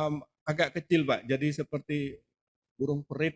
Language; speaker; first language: Indonesian; native; Indonesian